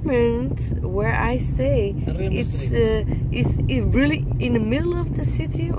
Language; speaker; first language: English; non-native, fluent; Dutch